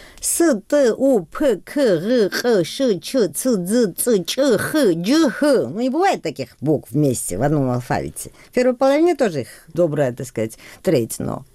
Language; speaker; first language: Russian; non-native, local second language; Georgian